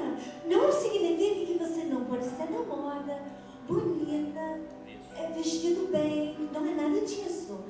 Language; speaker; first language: Portuguese; non-native, fluent; English